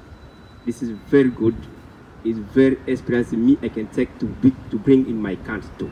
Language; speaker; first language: English; non-native, local second language; French